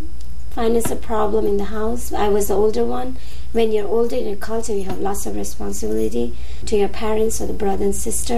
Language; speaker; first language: English; non-native, local second language; Nepali